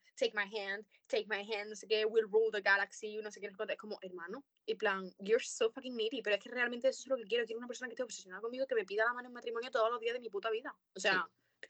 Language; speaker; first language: Spanish; native; Spanish